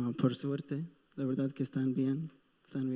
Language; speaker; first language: Spanish; non-native, fluent; Arabic